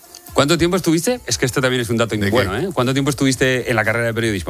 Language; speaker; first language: Spanish; native; Spanish